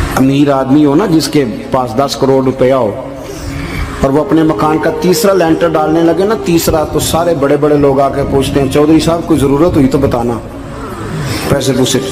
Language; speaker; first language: Urdu; non-native, local second language; Punjabi